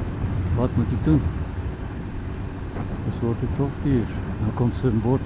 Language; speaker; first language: Dutch; non-native, fluent; Turkish